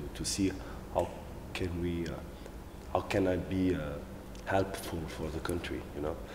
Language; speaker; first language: English; non-native, fluent; French